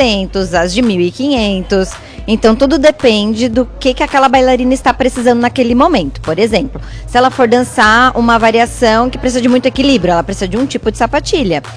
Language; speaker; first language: Portuguese; native; Portuguese